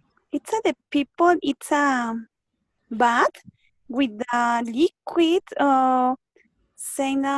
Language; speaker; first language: English; non-native, learner; Spanish